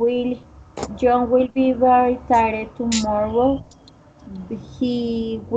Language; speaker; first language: English; non-native, learner; Spanish